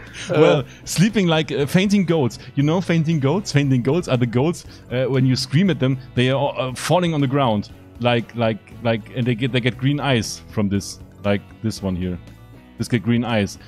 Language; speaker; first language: English; non-native, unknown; German